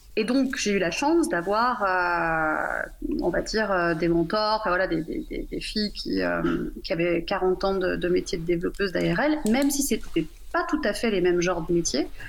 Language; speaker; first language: French; native; French